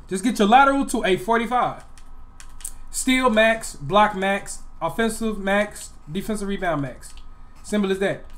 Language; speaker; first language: English; native; English